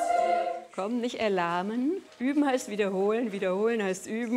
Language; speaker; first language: German; native; German